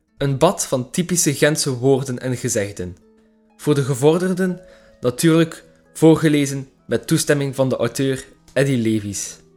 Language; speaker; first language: Dutch; native; Dutch